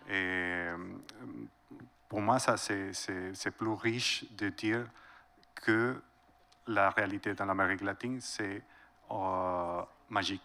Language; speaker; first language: French; non-native, fluent; Spanish